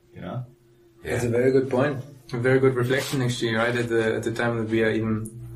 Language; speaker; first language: English; native; English